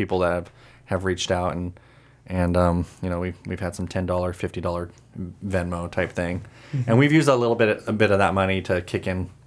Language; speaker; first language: English; native; English